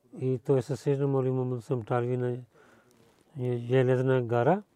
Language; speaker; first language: Bulgarian; non-native, learner; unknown